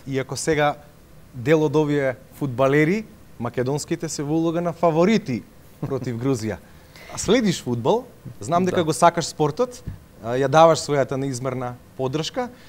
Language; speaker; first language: Macedonian; native; Macedonian